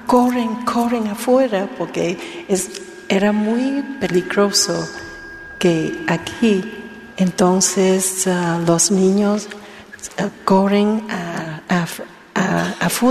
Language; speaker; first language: Spanish; non-native, learner; Vietnamese